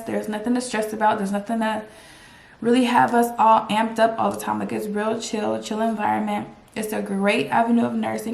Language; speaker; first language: English; native; English